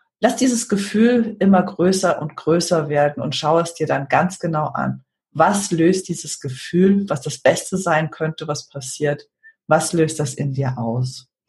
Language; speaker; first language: German; native; German